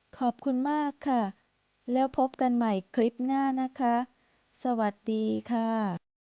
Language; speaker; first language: Thai; native; Thai